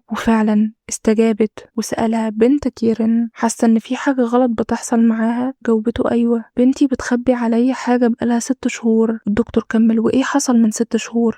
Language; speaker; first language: Arabic; native; Arabic